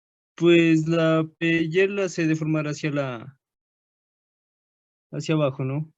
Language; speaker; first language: Spanish; native; Spanish